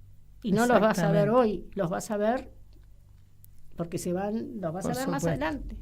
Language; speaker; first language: Spanish; native; Spanish